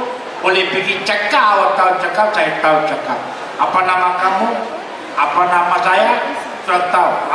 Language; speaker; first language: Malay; non-native, local second language; Tamil